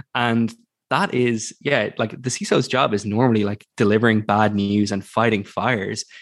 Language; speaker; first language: English; native; English